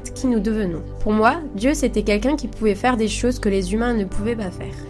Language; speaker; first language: French; non-native, fluent; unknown